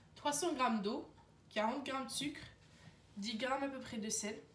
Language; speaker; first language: French; non-native, local second language; Arabic